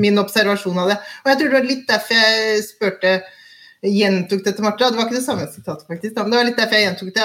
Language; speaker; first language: Norwegian; native; Norwegian